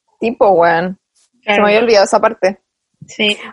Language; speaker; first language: Spanish; native; Spanish